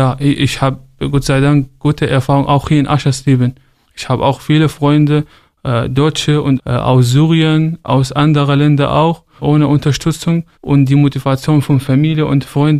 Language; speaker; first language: German; non-native, fluent; Arabic